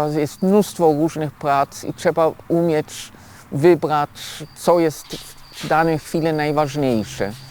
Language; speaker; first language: Polish; non-native, fluent; German